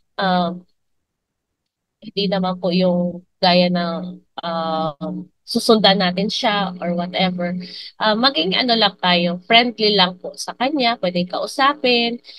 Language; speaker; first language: Filipino; non-native, local second language; Bikol